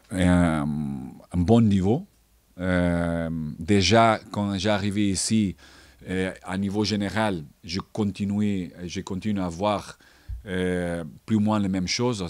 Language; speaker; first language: French; non-native, fluent; Portuguese